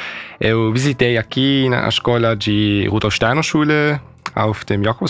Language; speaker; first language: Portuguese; early bilingual, heritage; German